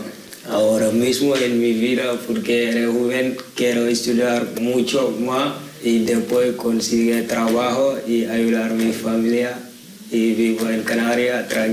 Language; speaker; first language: Spanish; non-native, learner; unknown